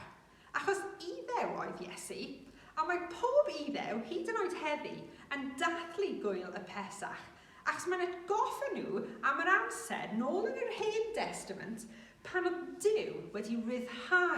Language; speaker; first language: Welsh; non-native, local second language; English